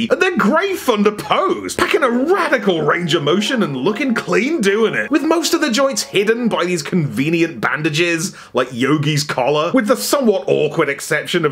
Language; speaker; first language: English; native; English